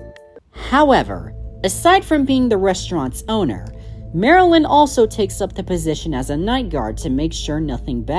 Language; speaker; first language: English; native; English